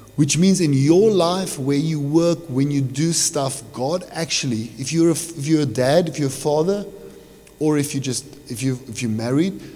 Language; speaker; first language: English; non-native, local second language; Afrikaans